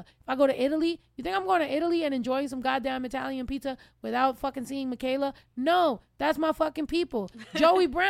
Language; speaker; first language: English; native; English